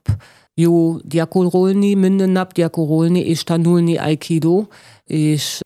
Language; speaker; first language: Hungarian; non-native, learner; German